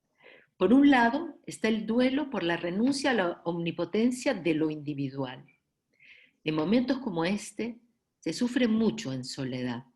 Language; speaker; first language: Spanish; native; Spanish